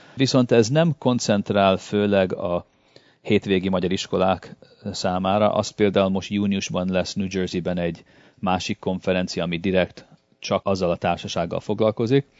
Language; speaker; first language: Hungarian; early bilingual, heritage; Hungarian